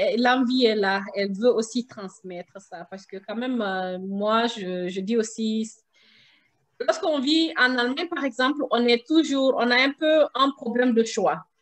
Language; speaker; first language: French; non-native, local second language; Susu